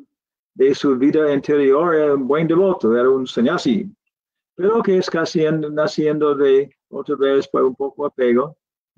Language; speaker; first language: Spanish; non-native, learner; English